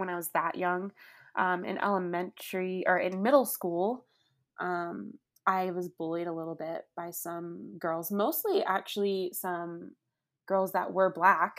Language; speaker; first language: English; native; English